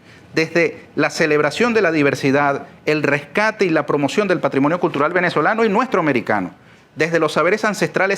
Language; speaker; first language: Spanish; native; Spanish